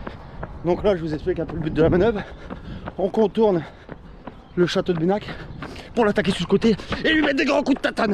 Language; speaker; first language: French; native; French